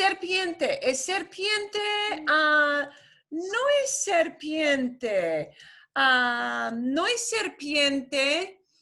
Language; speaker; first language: Spanish; non-native, fluent; English